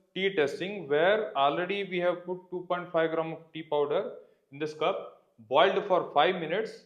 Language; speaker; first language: English; non-native, local second language; Kannada